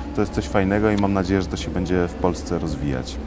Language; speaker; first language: Polish; native; Polish